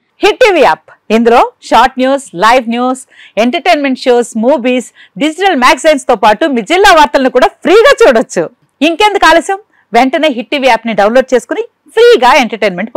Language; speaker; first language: Telugu; native; Telugu